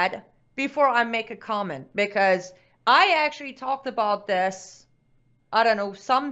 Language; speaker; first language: English; non-native, fluent; Persian